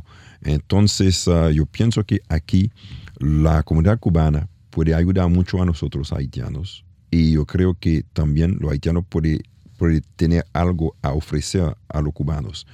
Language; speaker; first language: Spanish; non-native, learner; French